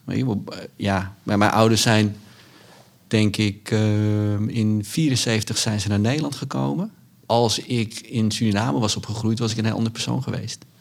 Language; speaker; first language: Dutch; early bilingual, other home language; Sranan Tongo